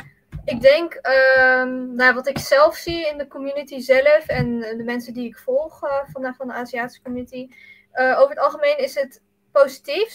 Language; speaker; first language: Dutch; early bilingual, other home language; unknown